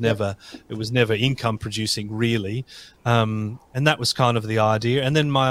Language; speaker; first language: English; native; English